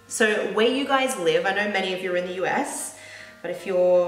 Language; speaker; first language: English; native; English